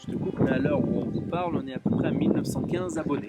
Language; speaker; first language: French; native; French